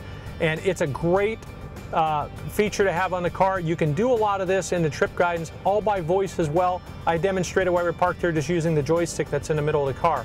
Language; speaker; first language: English; native; English